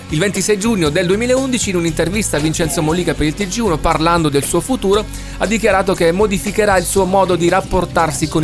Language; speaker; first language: Italian; native; Italian